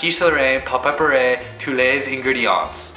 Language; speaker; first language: French; non-native, learner; English